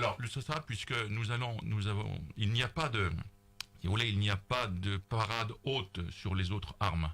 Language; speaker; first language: French; native; French